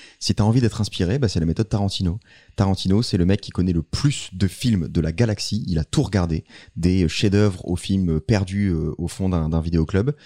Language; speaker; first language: French; native; French